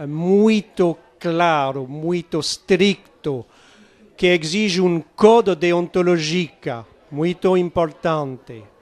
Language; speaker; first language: Portuguese; non-native, learner; French